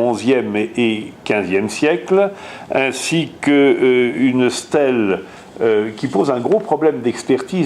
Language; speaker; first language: French; native; French